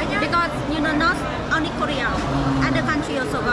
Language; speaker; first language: English; non-native, learner; Vietnamese